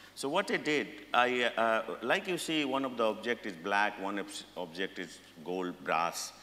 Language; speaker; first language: English; non-native, local second language; Hindi